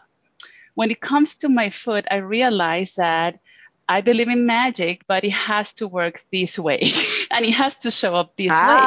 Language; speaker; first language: English; non-native, fluent; Spanish